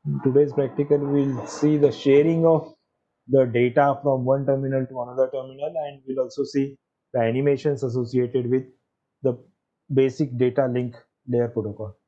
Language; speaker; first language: English; non-native, local second language; Marathi